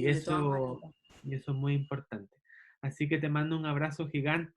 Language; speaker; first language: Spanish; native; Spanish